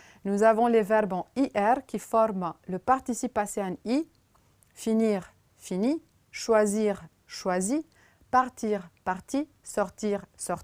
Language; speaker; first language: French; non-native, fluent; Romanian